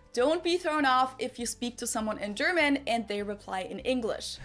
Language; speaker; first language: English; non-native, fluent; German